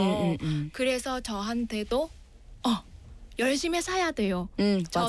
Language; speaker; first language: Korean; non-native, fluent; Vietnamese